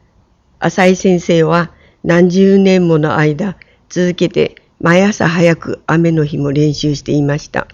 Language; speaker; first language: Japanese; non-native, fluent; Chinese